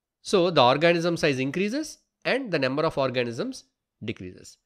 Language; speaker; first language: English; non-native, local second language; Telugu